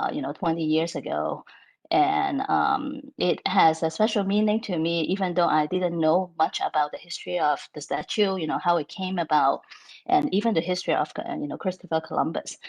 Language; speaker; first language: English; non-native, local second language; Cantonese